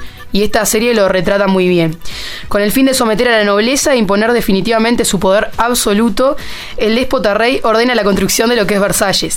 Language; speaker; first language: Spanish; native; Spanish